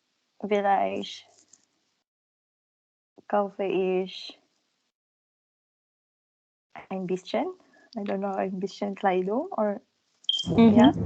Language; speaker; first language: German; non-native, learner; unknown